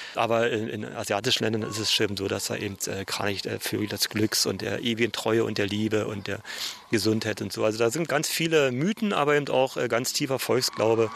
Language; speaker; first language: German; native; German